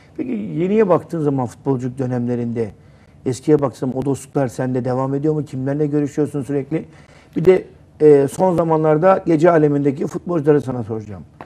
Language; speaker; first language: Turkish; native; Turkish